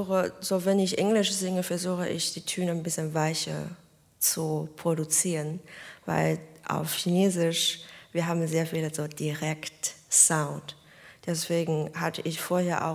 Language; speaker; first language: German; non-native, learner; Chinese